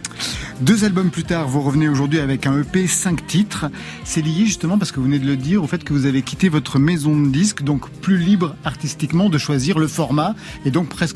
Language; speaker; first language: French; native; French